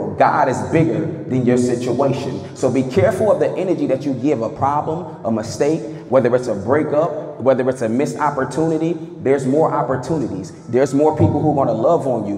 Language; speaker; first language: English; native; English